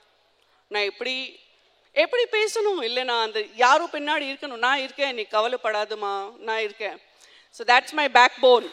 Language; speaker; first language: Tamil; non-native, local second language; Gujarati